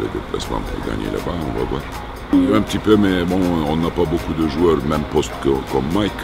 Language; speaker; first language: French; non-native, fluent; Turkish